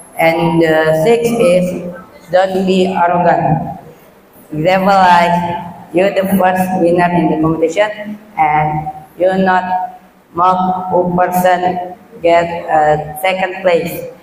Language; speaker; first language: English; non-native, learner; Indonesian